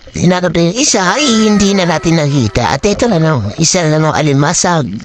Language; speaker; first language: Filipino; non-native, local second language; Waray